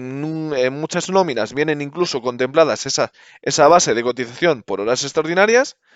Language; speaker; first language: Spanish; native; Spanish